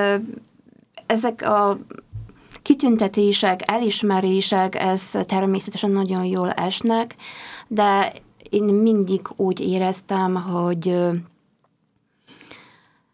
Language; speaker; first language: Hungarian; non-native, fluent; Polish